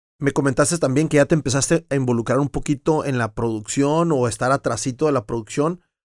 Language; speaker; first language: Spanish; native; Spanish